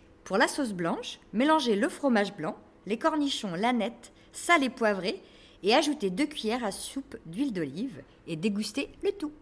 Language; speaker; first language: French; native; French